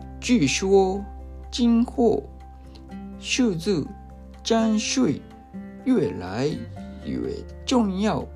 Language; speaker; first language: Chinese; non-native, fluent; Japanese